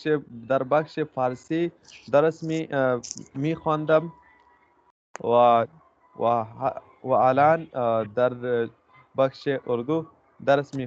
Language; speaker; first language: Persian; non-native, learner; Urdu